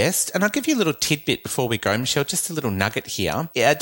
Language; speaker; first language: English; native; English